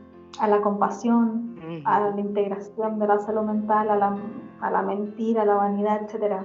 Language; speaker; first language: Spanish; native; Spanish